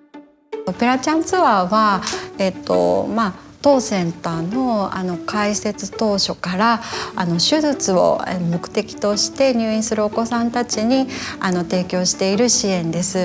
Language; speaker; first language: Japanese; native; Japanese